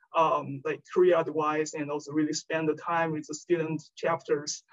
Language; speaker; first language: English; non-native, fluent; Chinese